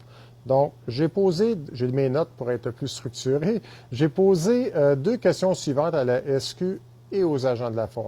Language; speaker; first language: French; native; French